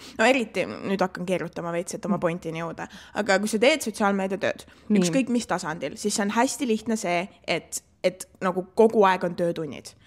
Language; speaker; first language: Estonian; native; Estonian